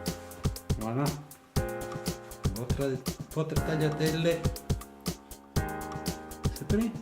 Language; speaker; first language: French; non-native, fluent; Italian